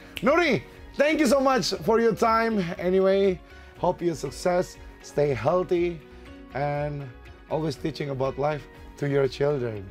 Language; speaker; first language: English; non-native, learner; Indonesian